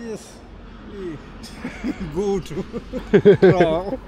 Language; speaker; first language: English; non-native, learner; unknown